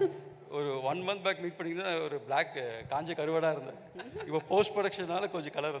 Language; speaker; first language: Tamil; non-native, fluent; Telugu